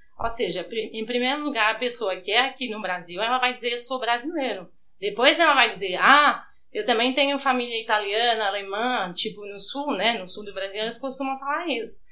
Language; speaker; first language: Portuguese; early bilingual, heritage; Portuguese